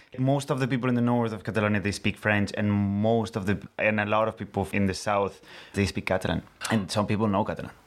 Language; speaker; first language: English; non-native, fluent; Spanish